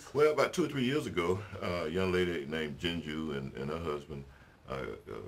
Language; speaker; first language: English; native; English